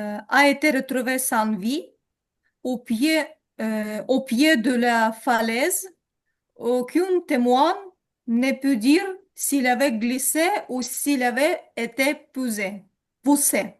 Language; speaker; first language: French; non-native, learner; Ukrainian